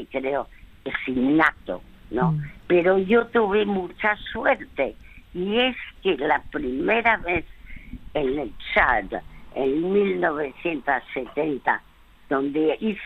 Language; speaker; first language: Spanish; early bilingual, other home language; French